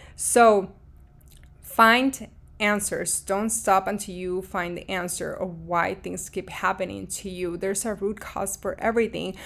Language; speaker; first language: English; early bilingual, other home language; Spanish